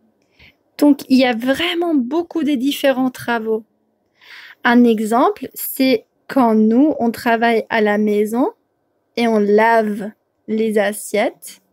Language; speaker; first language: French; non-native, fluent; English